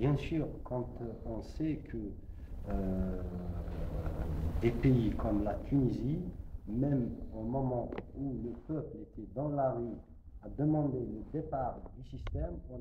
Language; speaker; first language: French; non-native, local second language; Kabyle